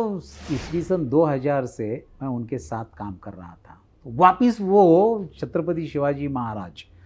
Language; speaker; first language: Hindi; non-native, local second language; Marathi